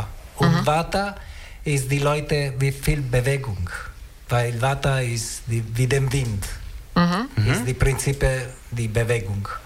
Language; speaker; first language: German; non-native, learner; Italian